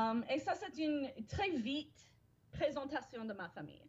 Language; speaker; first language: French; non-native, fluent; English